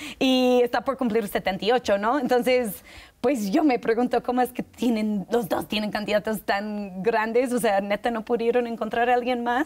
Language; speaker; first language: Spanish; non-native, fluent; English